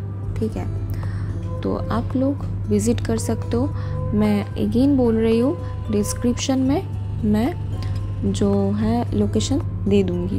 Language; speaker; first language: Hindi; non-native, local second language; Bangla